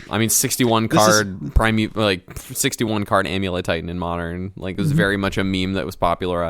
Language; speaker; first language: English; native; English